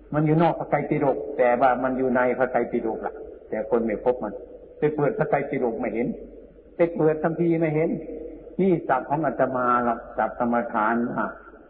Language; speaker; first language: Thai; non-native, local second language; Northeastern Thai